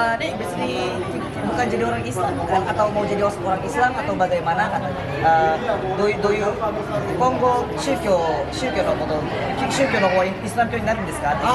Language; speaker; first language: Indonesian; native; Indonesian